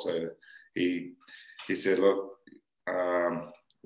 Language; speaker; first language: English; native; English